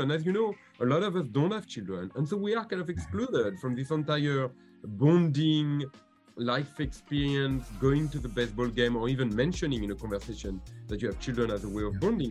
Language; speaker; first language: English; non-native, fluent; French